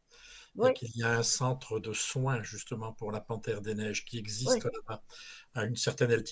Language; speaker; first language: French; native; French